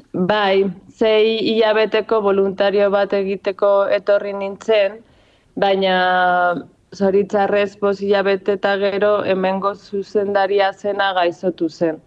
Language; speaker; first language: Basque; non-native, local second language; Spanish